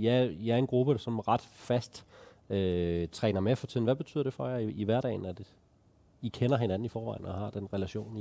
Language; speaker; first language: Danish; native; Danish